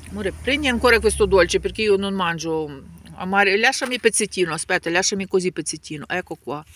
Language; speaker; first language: Italian; non-native, fluent; Ukrainian